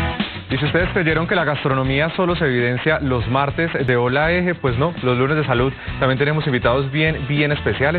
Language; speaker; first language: Spanish; native; Spanish